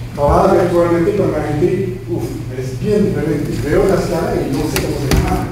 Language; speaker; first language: Spanish; non-native, fluent; English